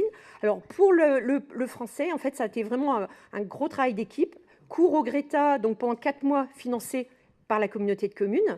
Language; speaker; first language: French; native; French